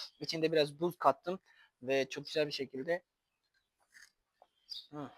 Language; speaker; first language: Turkish; non-native, fluent; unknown